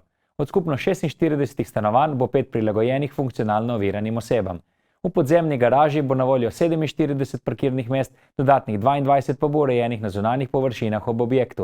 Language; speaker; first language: Slovenian; native; Slovenian